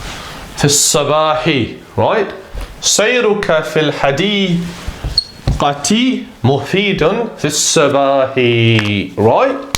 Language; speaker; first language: Arabic; non-native, fluent; English